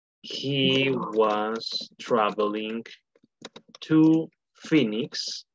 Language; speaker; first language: English; non-native, fluent; Spanish